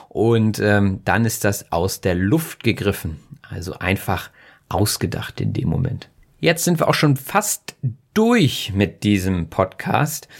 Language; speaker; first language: German; native; German